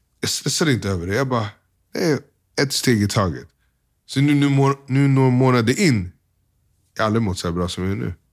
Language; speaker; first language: Swedish; early bilingual, other home language; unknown